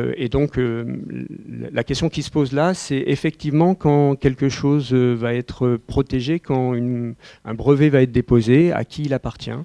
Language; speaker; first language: French; native; French